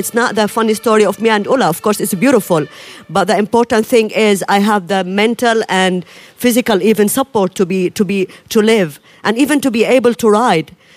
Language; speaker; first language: English; non-native, fluent; Arabic